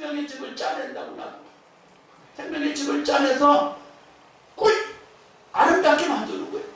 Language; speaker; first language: Korean; native; Korean